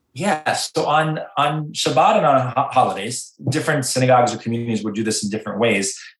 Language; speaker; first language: English; native; English